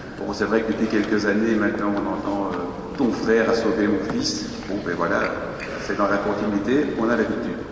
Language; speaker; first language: French; native; French